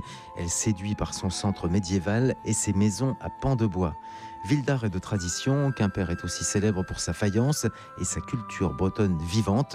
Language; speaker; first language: French; native; French